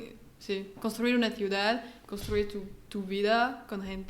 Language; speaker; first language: Spanish; non-native, learner; French